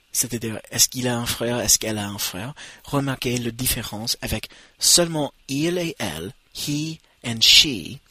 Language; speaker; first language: French; non-native, fluent; English